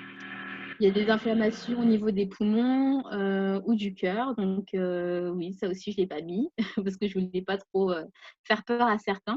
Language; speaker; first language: French; native; French